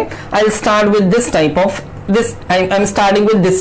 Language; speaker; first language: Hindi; native; Hindi